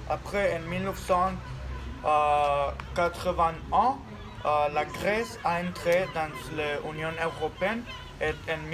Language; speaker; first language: French; non-native, learner; Spanish